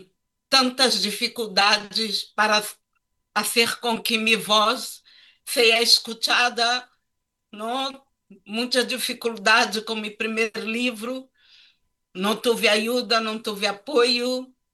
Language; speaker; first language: Portuguese; non-native, learner; Spanish